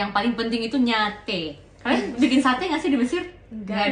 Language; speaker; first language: Indonesian; native; Indonesian